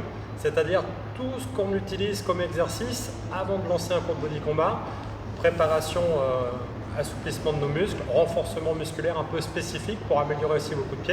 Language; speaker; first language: French; native; French